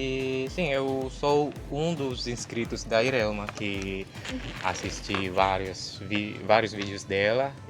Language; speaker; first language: Portuguese; non-native, fluent; Indonesian